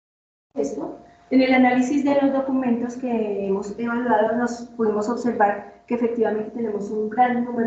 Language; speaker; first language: Spanish; native; Spanish